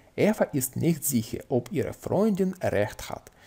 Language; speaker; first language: German; non-native, fluent; Russian